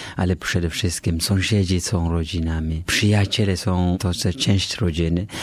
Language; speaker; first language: Polish; non-native, fluent; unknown